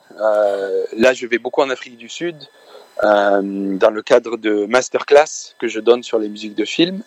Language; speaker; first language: French; native; French